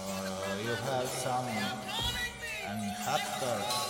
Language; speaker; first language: English; non-native, learner; Slovenian